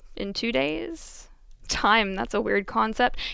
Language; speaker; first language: English; native; English